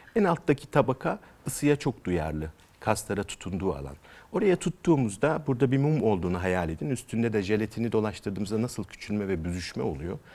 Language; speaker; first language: Turkish; native; Turkish